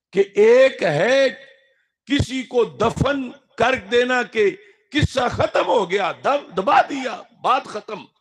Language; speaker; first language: Urdu; non-native, local second language; Punjabi